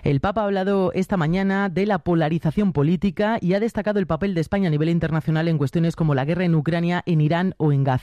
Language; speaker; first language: Spanish; native; Spanish